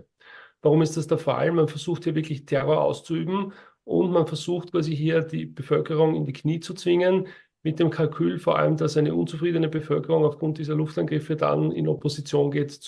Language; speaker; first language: German; native; German